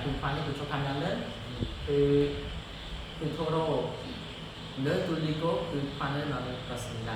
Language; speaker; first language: Korean; non-native, learner; Khmer